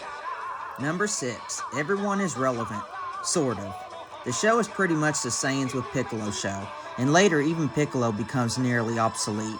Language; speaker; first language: English; native; English